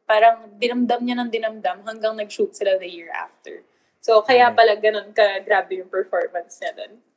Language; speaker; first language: Filipino; native; Filipino